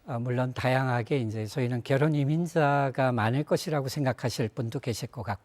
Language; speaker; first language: Korean; native; Korean